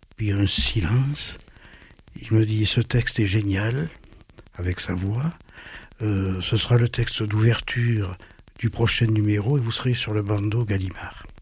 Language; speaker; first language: French; early bilingual, other home language; German